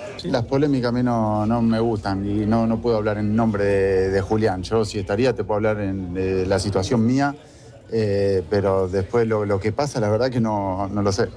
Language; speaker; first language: Spanish; native; Spanish